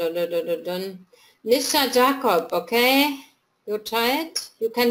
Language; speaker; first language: English; non-native, fluent; German